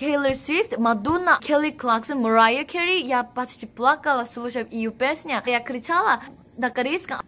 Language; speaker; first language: Russian; non-native, fluent; Korean